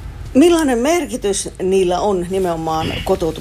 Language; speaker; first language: Finnish; native; Finnish